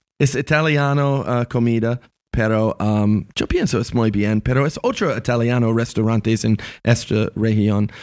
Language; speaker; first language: Spanish; non-native, learner; English